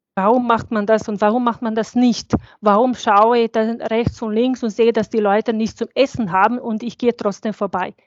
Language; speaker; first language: German; non-native, fluent; Bosnian